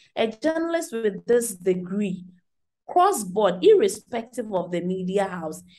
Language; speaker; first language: English; non-native, local second language; Akan